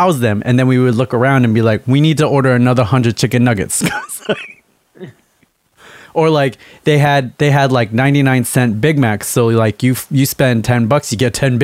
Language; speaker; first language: English; native; English